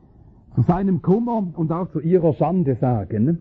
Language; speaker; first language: German; native; German